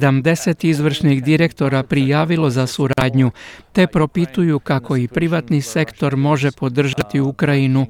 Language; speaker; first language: Croatian; native; Croatian